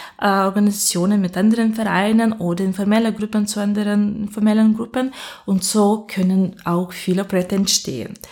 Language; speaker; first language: German; non-native, fluent; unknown